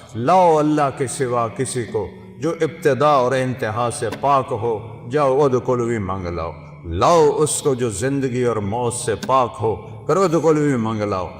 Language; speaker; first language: Urdu; non-native, local second language; Saraiki